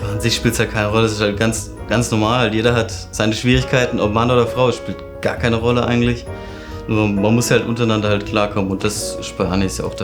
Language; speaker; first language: German; native; German